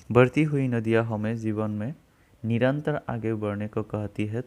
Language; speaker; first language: Hindi; non-native, local second language; Assamese